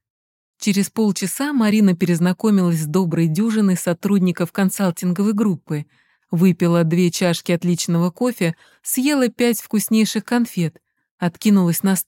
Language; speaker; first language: Russian; native; Russian